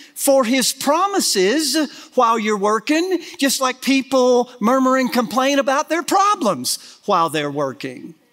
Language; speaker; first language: English; native; English